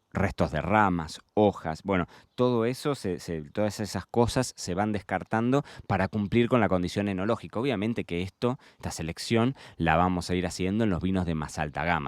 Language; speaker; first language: Spanish; native; Spanish